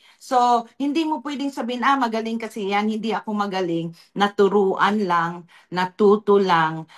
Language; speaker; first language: Filipino; non-native, local second language; Cebuano